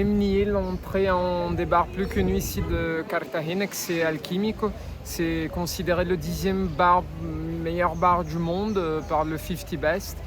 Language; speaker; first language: French; non-native, fluent; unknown